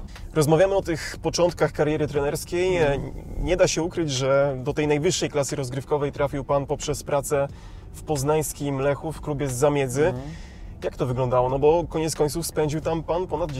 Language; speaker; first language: Polish; native; Polish